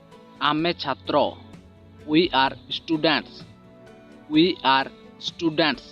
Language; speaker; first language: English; non-native, local second language; Odia